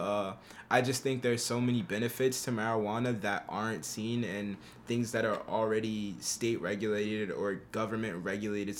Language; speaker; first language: English; native; English